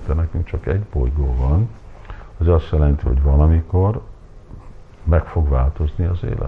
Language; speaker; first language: Hungarian; early bilingual, heritage; Hungarian